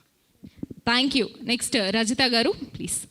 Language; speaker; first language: Telugu; native; Telugu